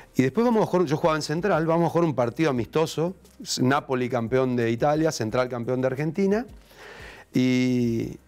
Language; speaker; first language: Spanish; native; Spanish